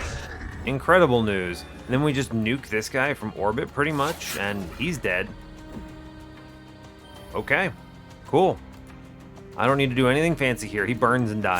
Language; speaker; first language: English; native; English